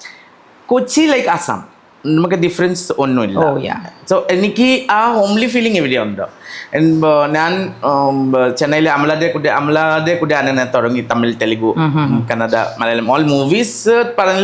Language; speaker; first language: Malayalam; non-native, fluent; Assamese